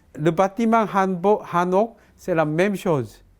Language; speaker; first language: French; non-native, fluent; Korean